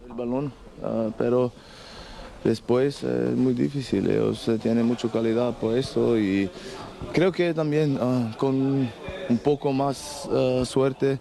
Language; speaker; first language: Spanish; non-native, learner; German